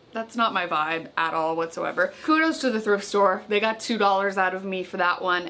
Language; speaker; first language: English; native; English